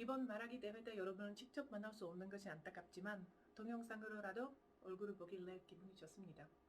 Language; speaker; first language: Korean; non-native, fluent; Czech